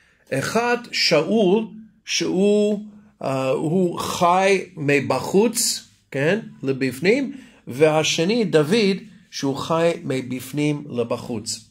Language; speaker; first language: Hebrew; non-native, fluent; English